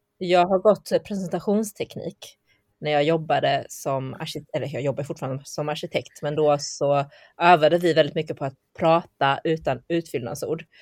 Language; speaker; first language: Swedish; early bilingual, heritage; Chinese